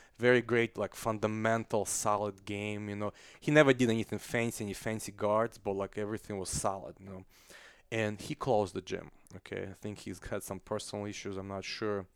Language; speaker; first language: English; non-native, fluent; Russian